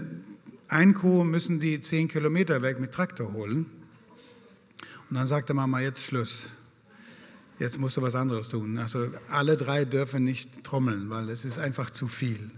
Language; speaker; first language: German; non-native, fluent; Swedish